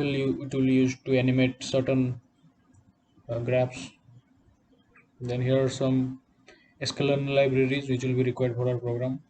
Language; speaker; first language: English; non-native, local second language; Odia